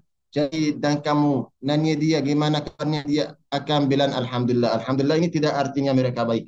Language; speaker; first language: Indonesian; non-native, learner; Arabic